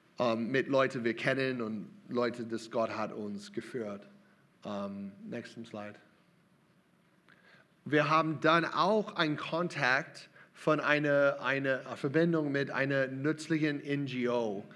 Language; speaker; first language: German; non-native, learner; English